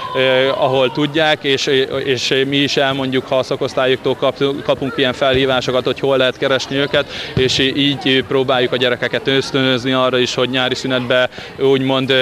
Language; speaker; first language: Hungarian; native; Hungarian